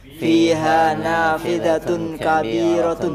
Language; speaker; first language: Arabic; non-native, learner; Indonesian